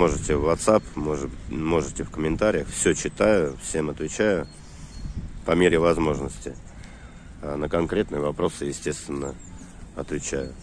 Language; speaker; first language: Russian; native; Russian